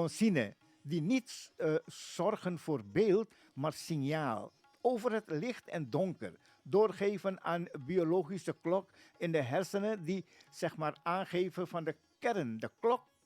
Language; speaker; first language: Dutch; non-native, local second language; Caribbean Hindustani